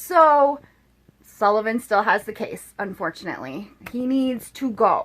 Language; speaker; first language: English; native; English